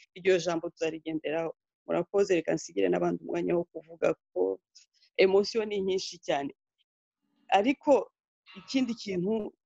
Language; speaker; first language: Kinyarwanda; early bilingual, heritage; Kinyarwanda